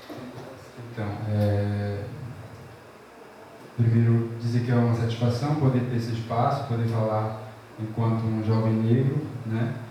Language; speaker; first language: Portuguese; native; Portuguese